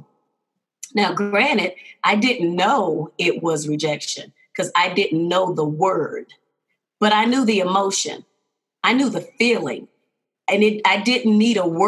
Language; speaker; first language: English; native; English